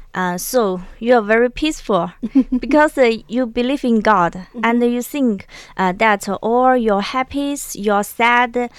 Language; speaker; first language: English; non-native, learner; Chinese